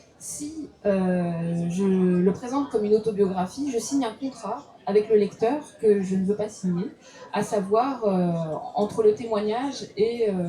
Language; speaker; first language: French; early bilingual, other home language; Russian